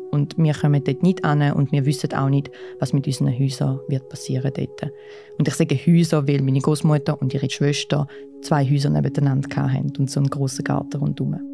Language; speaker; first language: German; early bilingual, other home language; Russian